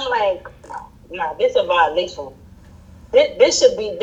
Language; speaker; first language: English; early bilingual, other home language; Spanish